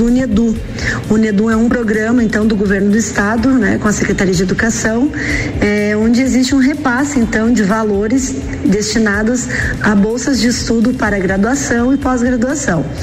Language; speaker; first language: Portuguese; native; Portuguese